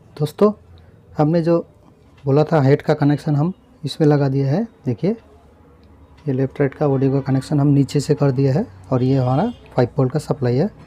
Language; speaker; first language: Hindi; native; Hindi